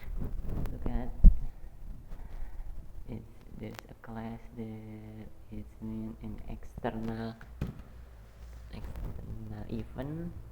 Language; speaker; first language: English; non-native, learner; Indonesian